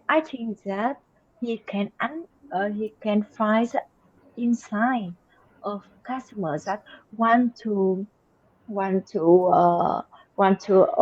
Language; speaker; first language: English; non-native, learner; Vietnamese